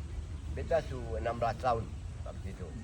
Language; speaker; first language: Malay; native; Malay